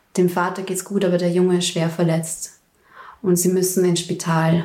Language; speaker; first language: German; native; German